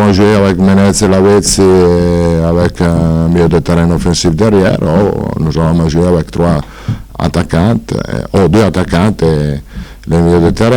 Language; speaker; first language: French; non-native, fluent; Italian